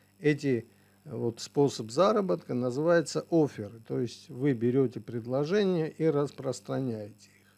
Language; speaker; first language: Russian; non-native, local second language; Armenian